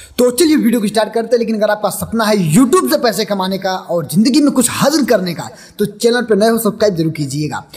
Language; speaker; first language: Hindi; native; Hindi